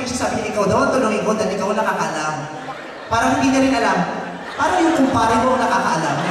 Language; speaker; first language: Filipino; native; Filipino